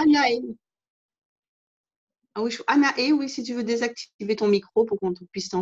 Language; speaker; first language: French; native; French